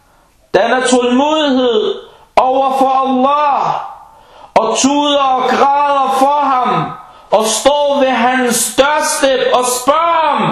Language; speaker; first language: Danish; early bilingual, other home language; Arabic